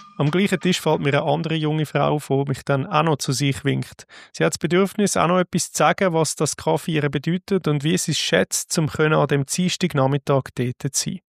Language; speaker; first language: German; native; German